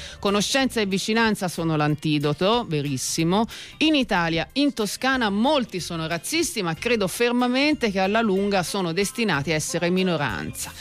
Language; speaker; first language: Italian; native; Italian